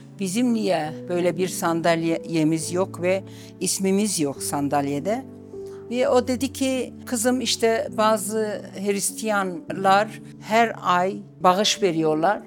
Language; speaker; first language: Turkish; non-native, local second language; Arabic